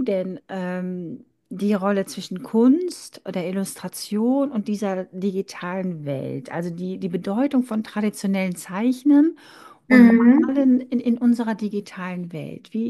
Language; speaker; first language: German; native; German